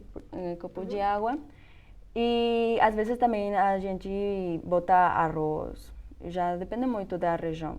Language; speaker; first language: Portuguese; non-native, fluent; Spanish